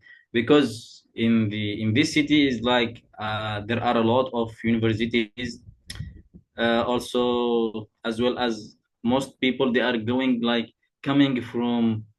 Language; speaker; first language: English; non-native, fluent; Arabic